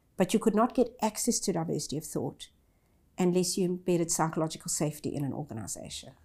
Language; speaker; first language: English; native; English